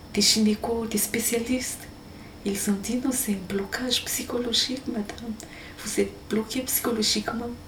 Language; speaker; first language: French; non-native, local second language; Malagasy